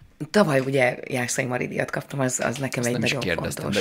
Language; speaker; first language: Hungarian; native; Hungarian